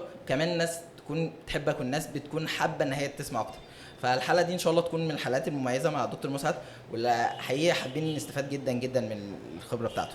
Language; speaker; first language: Arabic; native; Arabic